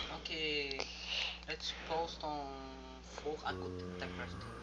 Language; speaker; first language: French; native; French